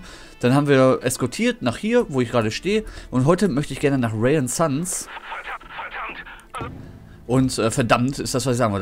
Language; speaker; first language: German; native; German